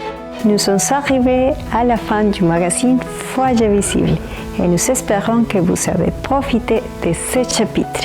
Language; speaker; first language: French; native; French